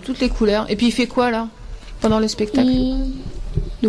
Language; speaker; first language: French; native; French